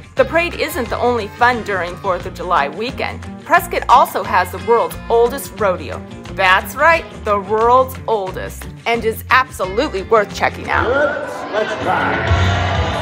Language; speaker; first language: English; native; English